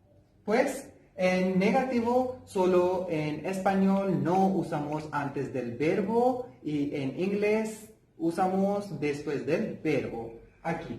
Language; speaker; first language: Spanish; non-native, learner; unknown